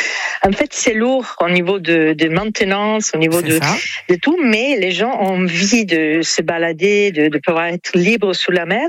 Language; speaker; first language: French; non-native, fluent; Italian